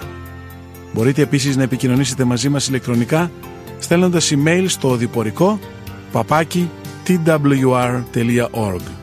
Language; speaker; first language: Greek; native; Greek